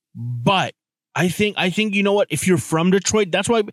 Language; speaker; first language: English; native; English